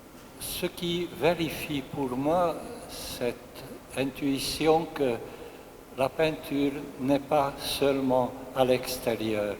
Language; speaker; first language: French; non-native, fluent; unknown